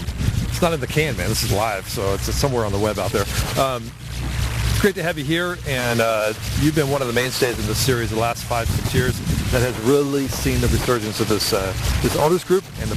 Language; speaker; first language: English; native; English